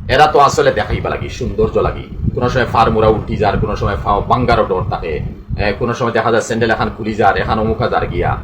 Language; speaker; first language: Bangla; native; Bangla